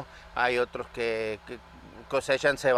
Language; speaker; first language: Spanish; native; Spanish